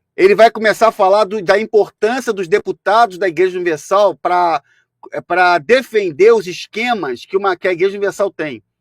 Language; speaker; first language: Portuguese; native; Portuguese